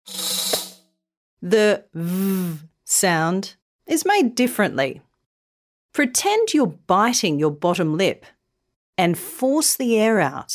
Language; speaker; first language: English; native; English